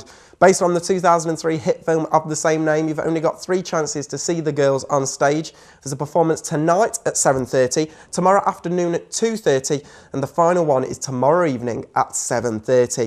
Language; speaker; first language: English; native; English